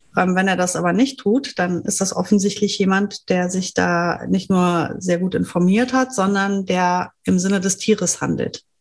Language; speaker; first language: German; non-native, fluent; French